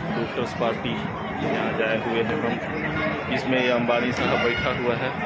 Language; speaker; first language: Hindi; native; Hindi